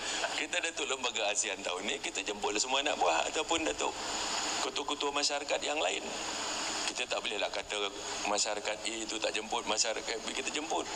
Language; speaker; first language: Malay; native; Malay